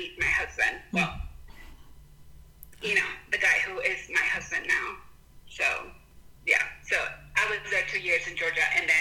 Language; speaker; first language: English; non-native, fluent; Spanish